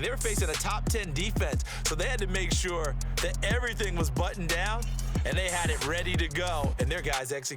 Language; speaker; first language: English; native; English